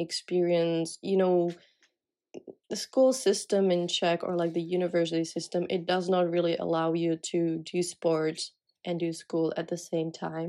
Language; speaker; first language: English; non-native, fluent; Czech